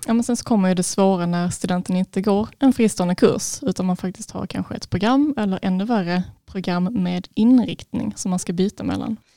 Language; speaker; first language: Swedish; native; Swedish